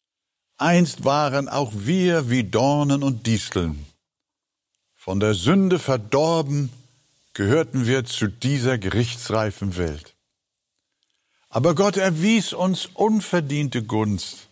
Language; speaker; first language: German; native; German